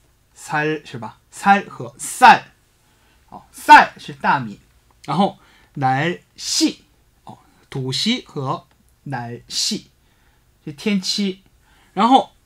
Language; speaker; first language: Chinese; non-native, fluent; Korean